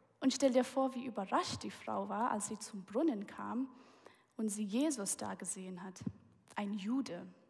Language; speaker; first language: German; early bilingual, heritage; German